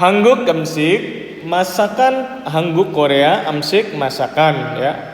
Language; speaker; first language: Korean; non-native, learner; Indonesian